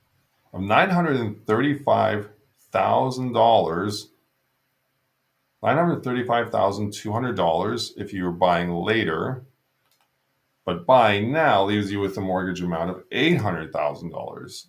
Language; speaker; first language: English; native; English